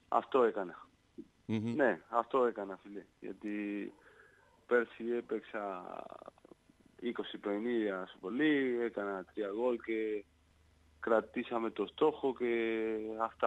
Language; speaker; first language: Greek; non-native, learner; Spanish